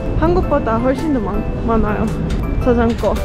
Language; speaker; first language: Korean; non-native, fluent; Estonian